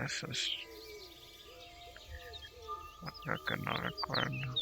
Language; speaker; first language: Spanish; non-native, learner; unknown